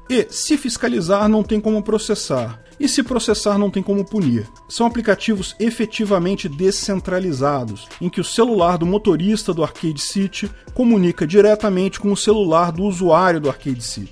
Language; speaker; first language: Portuguese; native; Portuguese